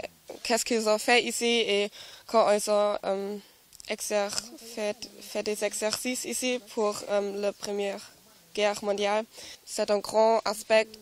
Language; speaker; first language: French; non-native, learner; Polish